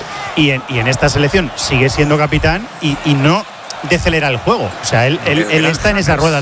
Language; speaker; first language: Spanish; native; Spanish